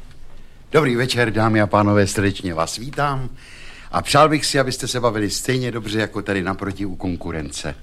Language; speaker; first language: Czech; native; Czech